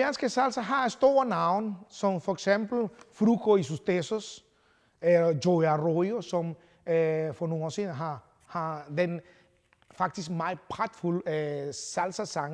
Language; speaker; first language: Danish; non-native, fluent; Spanish